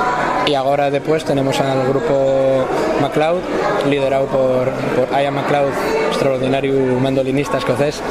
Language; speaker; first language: Spanish; native; Spanish